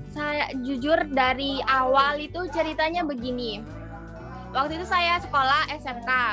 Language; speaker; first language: Indonesian; non-native, local second language; Madurese